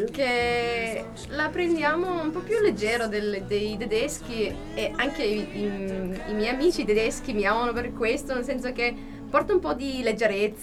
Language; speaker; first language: Italian; non-native, fluent; German